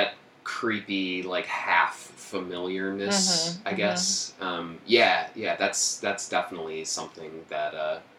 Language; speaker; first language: English; native; English